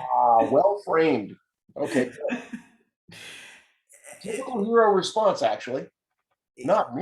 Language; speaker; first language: English; native; English